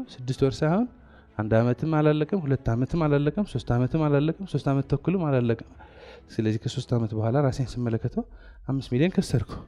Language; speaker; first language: Amharic; non-native, local second language; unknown